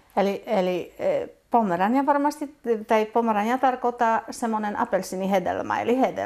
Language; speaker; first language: Finnish; non-native, fluent; Polish